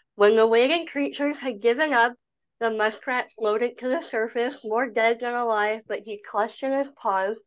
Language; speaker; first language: English; native; English